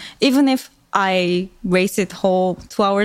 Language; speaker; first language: English; non-native, fluent; Korean